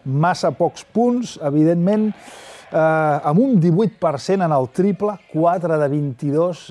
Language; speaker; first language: Catalan; native; Catalan